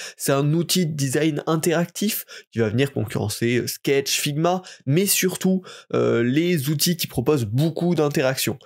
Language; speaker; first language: French; native; French